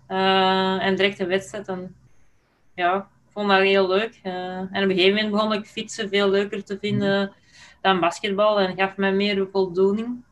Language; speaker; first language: Dutch; native; Dutch